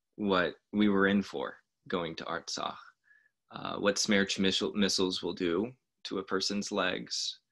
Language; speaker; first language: English; native; English